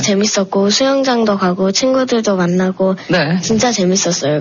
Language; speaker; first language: Korean; early bilingual, heritage; Korean